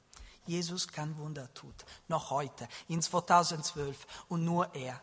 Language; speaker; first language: German; non-native, learner; Italian